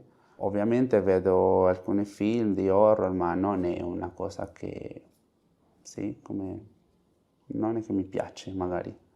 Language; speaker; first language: Italian; non-native, fluent; Spanish